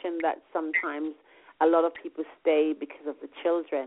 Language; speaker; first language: English; non-native, local second language; Jamaican Creole English